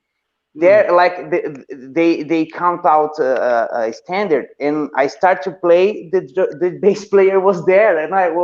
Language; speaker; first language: English; non-native, fluent; Portuguese